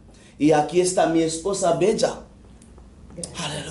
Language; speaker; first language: Spanish; non-native, fluent; Haitian Creole